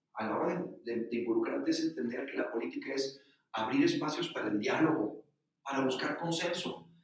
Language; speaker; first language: Spanish; native; Spanish